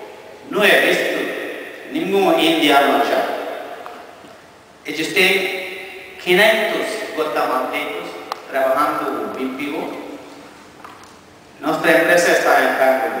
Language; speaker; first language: Spanish; non-native, fluent; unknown